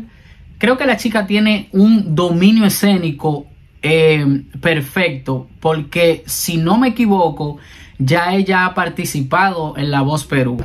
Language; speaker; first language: Spanish; native; Spanish